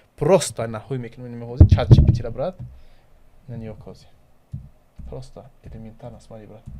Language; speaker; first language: Russian; non-native, local second language; Tajik